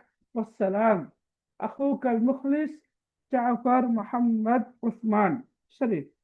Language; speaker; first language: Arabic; non-native, fluent; Tamil